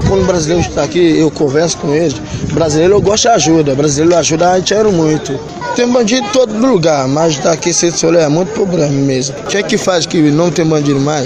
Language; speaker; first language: Portuguese; non-native, learner; Haitian Creole